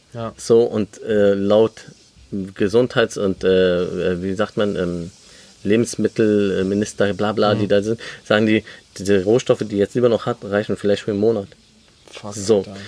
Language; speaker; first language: German; native; German